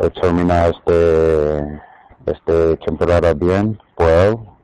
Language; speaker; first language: Spanish; non-native, learner; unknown